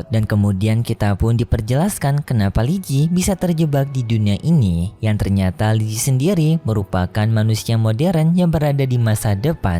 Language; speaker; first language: Indonesian; native; Indonesian